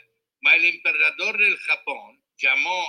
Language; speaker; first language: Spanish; non-native, learner; Italian